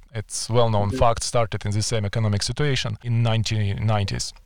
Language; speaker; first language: English; non-native, fluent; Ukrainian